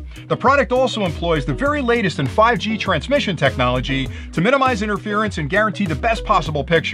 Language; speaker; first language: English; native; English